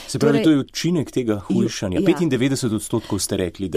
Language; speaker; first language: Slovenian; native; Slovenian